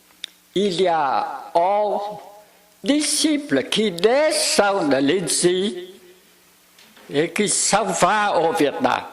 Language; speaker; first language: French; non-native, fluent; Vietnamese